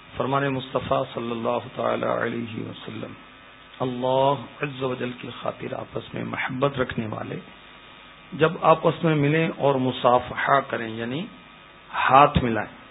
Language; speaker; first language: Urdu; native; Urdu